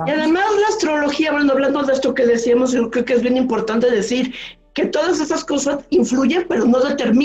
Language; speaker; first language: Spanish; native; Spanish